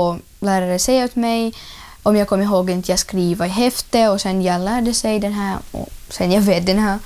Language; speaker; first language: Swedish; non-native, learner; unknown